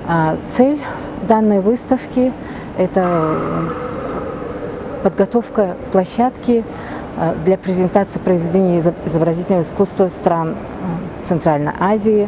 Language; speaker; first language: Russian; non-native, local second language; Tajik